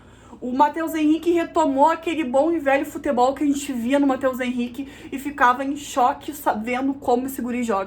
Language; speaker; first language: Portuguese; native; Portuguese